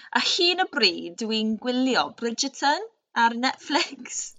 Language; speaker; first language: Welsh; non-native, learner; English